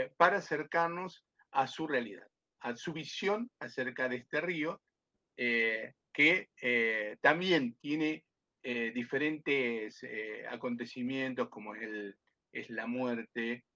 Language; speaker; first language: Spanish; native; Spanish